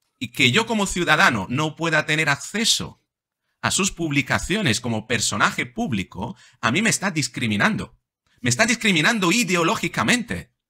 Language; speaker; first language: Spanish; non-native, fluent; Italian